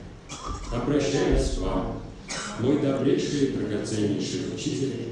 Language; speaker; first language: Russian; native; Russian